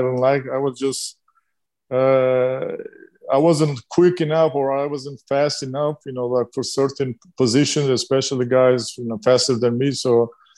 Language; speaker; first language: English; non-native, fluent; Turkish